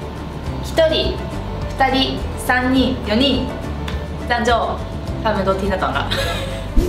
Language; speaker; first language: Chinese; non-native, fluent; Japanese